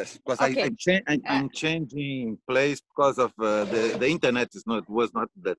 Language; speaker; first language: English; non-native, learner; Portuguese